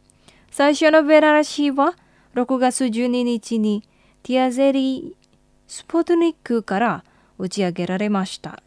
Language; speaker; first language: Japanese; non-native, fluent; Indonesian